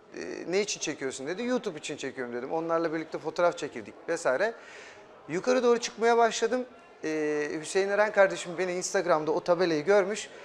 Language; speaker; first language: Turkish; early bilingual, heritage; German